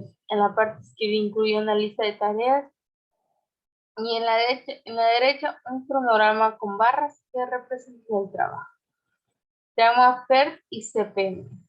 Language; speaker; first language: Spanish; native; Spanish